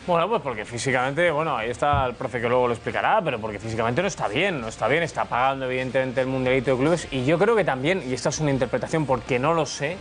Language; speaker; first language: Spanish; native; Spanish